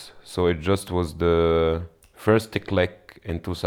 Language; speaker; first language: English; non-native, fluent; Arabic